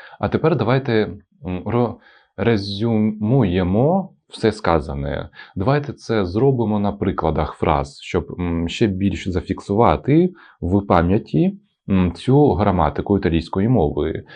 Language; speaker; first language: Ukrainian; non-native, local second language; Russian